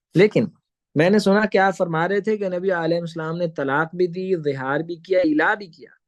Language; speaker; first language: Urdu; non-native, local second language; Punjabi